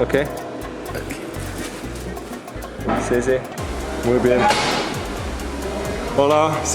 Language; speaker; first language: Spanish; non-native, learner; German